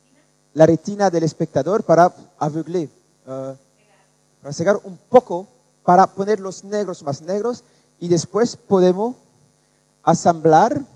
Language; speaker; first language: Spanish; non-native, learner; French